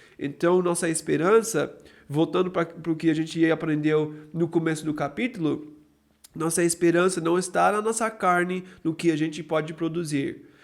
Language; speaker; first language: Portuguese; non-native, fluent; English